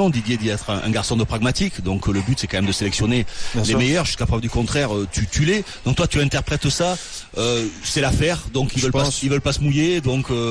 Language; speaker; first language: French; native; French